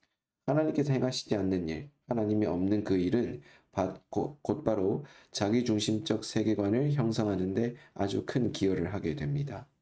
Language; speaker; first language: Korean; native; Korean